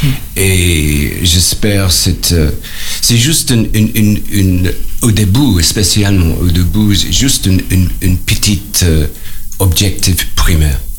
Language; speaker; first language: French; non-native, learner; English